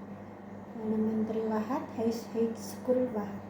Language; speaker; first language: Arabic; non-native, learner; Indonesian